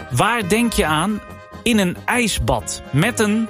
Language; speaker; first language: Dutch; native; Dutch